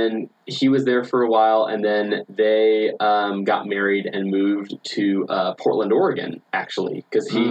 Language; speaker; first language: English; native; English